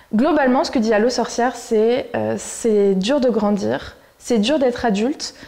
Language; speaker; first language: French; native; French